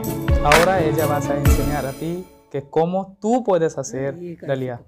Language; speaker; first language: Spanish; non-native, learner; Hindi